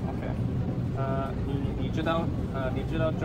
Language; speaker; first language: Chinese; non-native, learner; English